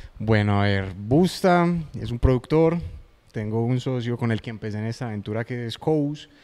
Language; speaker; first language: Spanish; native; Spanish